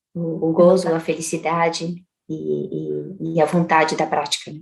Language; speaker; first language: Portuguese; native; Portuguese